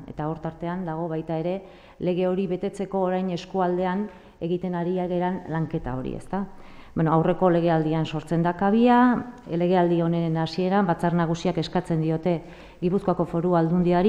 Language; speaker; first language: Basque; native; Basque